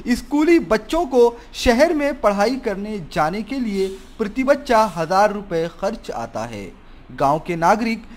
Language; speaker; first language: Hindi; non-native, local second language; Marathi